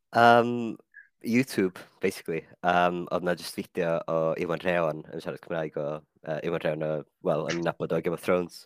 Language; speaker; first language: Welsh; non-native, fluent; Finnish